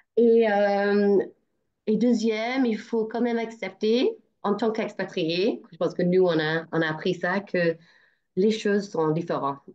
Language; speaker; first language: French; non-native, fluent; English